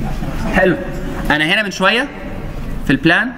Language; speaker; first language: Arabic; native; Arabic